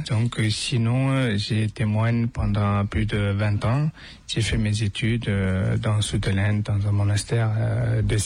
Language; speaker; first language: French; non-native, fluent; Tibetan